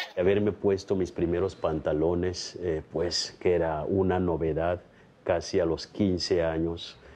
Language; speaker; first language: Spanish; non-native, fluent; Kikuyu